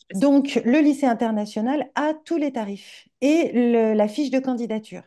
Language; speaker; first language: French; native; French